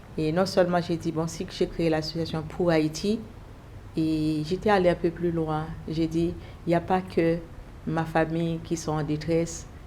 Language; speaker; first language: French; early bilingual, other home language; Haitian Creole